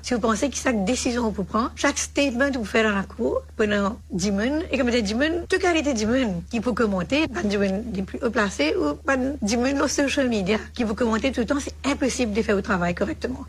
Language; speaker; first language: French; non-native, local second language; Morisyen